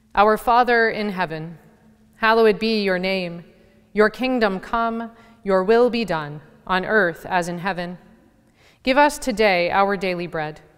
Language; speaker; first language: English; native; English